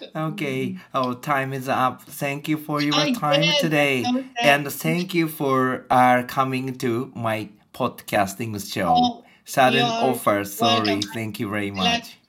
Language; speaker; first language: English; non-native, learner; Japanese